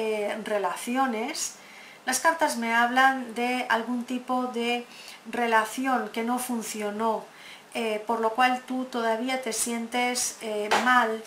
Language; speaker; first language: Spanish; native; Spanish